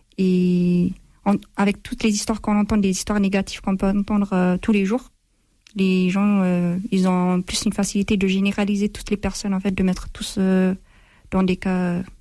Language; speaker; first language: French; non-native, fluent; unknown